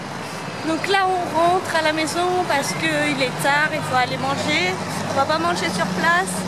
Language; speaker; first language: French; native; French